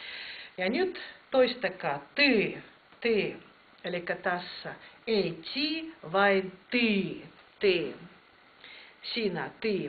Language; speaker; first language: Finnish; non-native, fluent; Russian